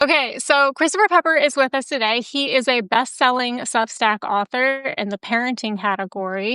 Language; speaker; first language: English; native; English